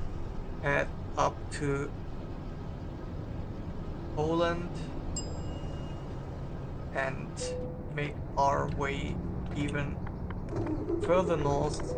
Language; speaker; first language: English; non-native, fluent; German